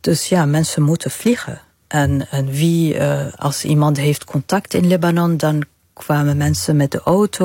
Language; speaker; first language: Dutch; non-native, fluent; Arabic